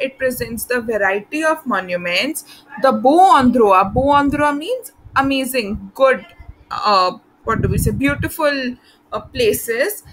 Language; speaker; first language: English; non-native, local second language; Hindi